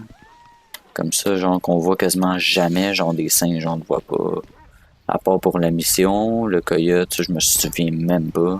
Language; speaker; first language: French; native; French